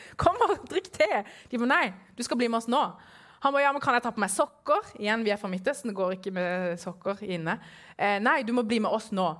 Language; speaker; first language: Norwegian; early bilingual, other home language; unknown